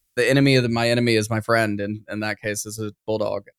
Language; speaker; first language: English; native; English